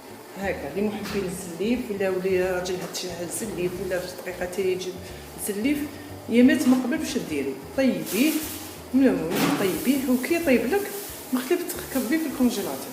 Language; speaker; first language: Arabic; native; Arabic